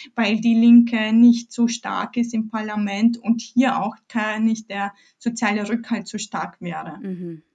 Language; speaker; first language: German; early bilingual, other home language; Polish